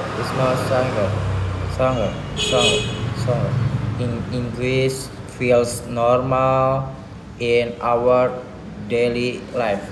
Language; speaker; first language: English; non-native, learner; Indonesian